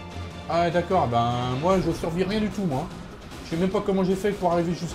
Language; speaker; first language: French; native; French